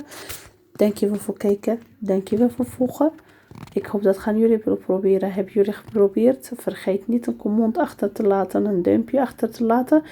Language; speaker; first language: Dutch; non-native, learner; Arabic